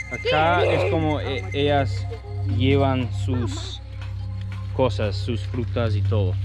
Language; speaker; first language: Spanish; non-native, fluent; English